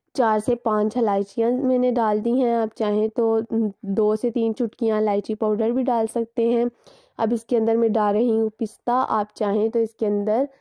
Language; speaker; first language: Hindi; native; Hindi